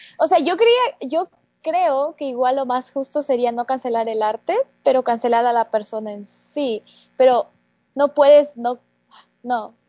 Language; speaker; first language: Spanish; native; Spanish